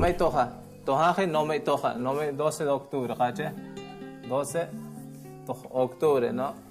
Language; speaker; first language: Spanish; non-native, local second language; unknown